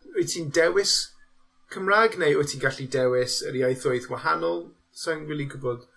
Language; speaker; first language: Welsh; non-native, local second language; English